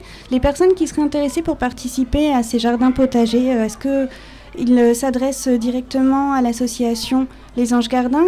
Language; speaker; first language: French; native; French